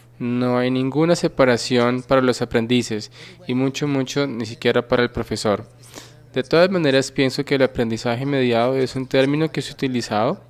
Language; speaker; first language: Spanish; non-native, fluent; Finnish